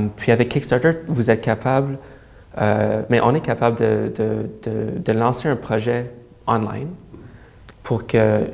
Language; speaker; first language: French; non-native, local second language; English